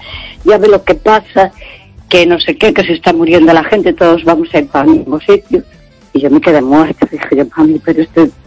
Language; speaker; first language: Spanish; native; Spanish